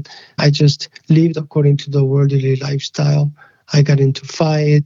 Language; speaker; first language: English; early bilingual, other home language; Korean